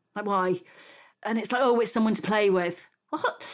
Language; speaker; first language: English; native; English